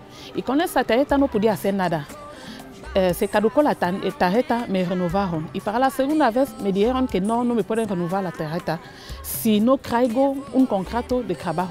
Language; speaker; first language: Spanish; non-native, fluent; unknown